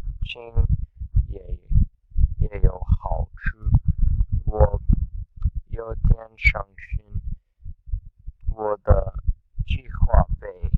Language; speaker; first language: Chinese; non-native, learner; English